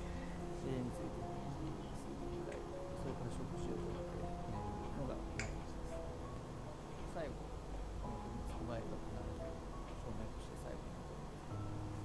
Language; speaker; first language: Japanese; native; Japanese